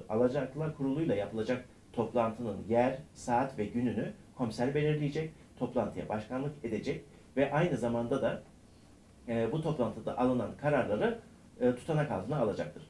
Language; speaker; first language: Turkish; native; Turkish